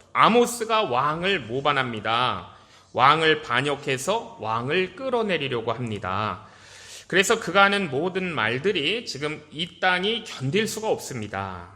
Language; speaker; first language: Korean; native; Korean